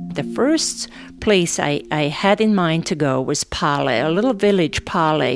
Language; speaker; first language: English; non-native, fluent; Serbian